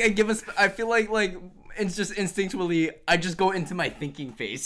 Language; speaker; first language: English; native; English